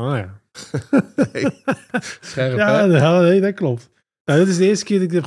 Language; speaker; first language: Dutch; native; Dutch